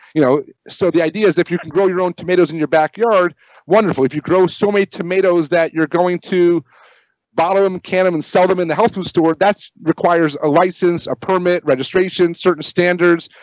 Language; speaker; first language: English; native; English